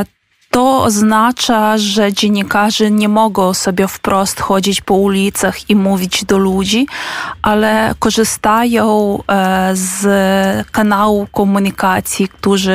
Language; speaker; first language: Polish; non-native, fluent; Ukrainian